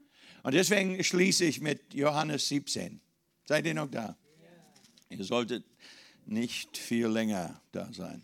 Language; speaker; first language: German; non-native, fluent; English